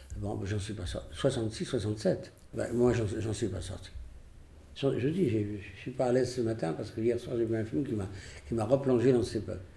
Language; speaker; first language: French; early bilingual, other home language; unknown